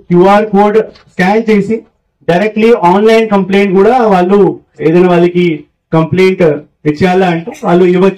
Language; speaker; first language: Telugu; non-native, fluent; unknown